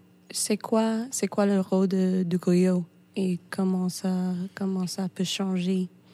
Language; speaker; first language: French; non-native, fluent; English